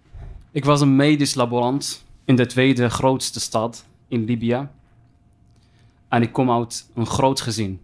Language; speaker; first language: Dutch; non-native, fluent; Arabic